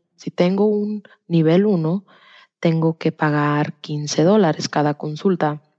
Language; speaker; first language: Spanish; early bilingual, heritage; Spanish